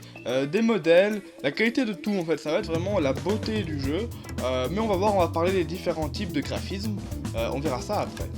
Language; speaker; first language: French; native; French